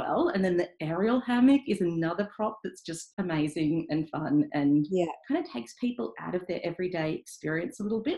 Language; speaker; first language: English; native; English